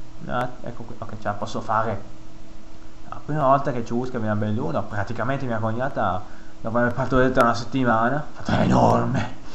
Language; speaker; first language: Italian; native; Italian